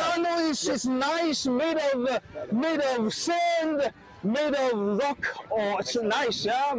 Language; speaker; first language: English; non-native, learner; Chinese